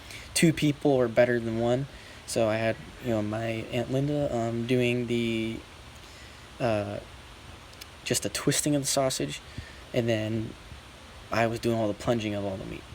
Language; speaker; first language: English; native; English